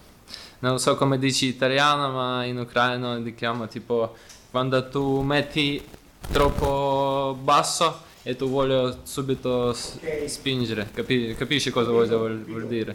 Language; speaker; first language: Italian; non-native, learner; Ukrainian